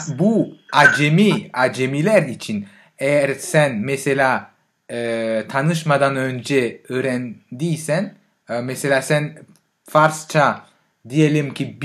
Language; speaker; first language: Turkish; non-native, fluent; French